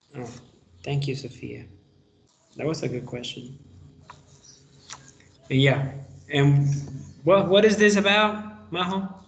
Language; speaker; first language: English; non-native, fluent; Spanish